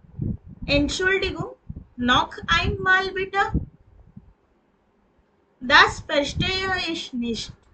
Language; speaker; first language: German; non-native, fluent; Hindi